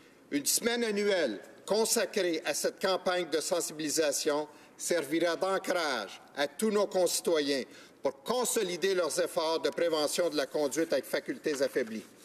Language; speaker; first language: French; native; French